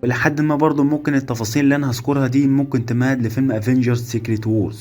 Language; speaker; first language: Arabic; native; Arabic